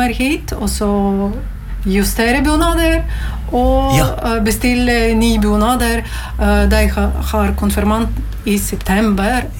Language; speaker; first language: Norwegian; non-native, fluent; Latvian